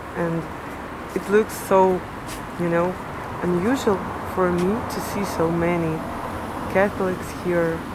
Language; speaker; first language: English; non-native, fluent; Russian